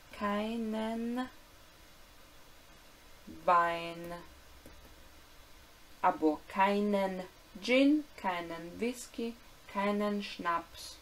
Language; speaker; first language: German; non-native, fluent; Ukrainian